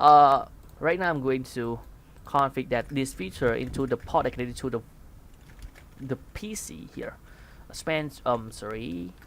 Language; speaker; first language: English; non-native, fluent; Khmer